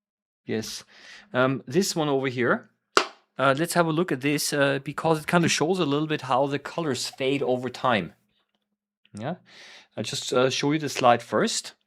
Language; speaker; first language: English; non-native, fluent; German